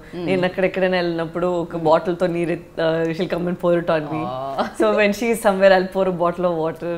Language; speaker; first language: Telugu; non-native, learner; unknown